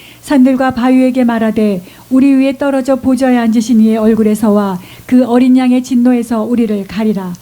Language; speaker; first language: Korean; native; Korean